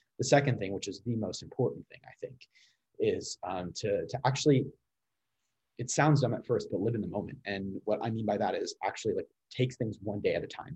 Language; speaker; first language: English; native; English